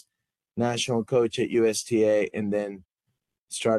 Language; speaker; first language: English; non-native, fluent; Spanish